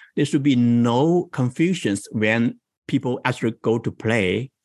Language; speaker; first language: English; non-native, fluent; Chinese